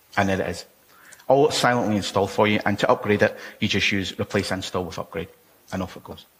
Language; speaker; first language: English; native; English